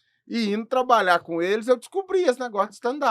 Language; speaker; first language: Portuguese; native; Portuguese